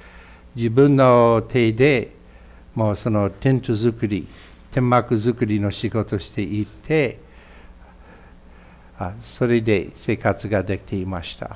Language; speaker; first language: Japanese; non-native, fluent; English